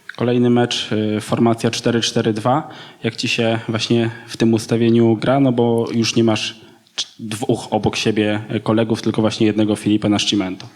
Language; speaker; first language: Polish; native; Polish